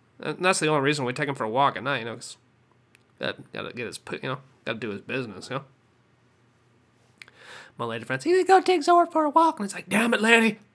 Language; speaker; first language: English; native; English